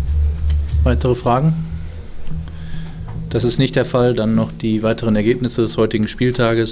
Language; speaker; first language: German; native; German